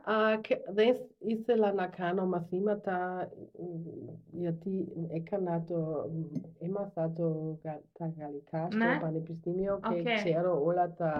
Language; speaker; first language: Greek; non-native, learner; German